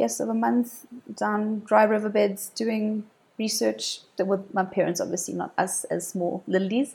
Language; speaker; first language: English; native; English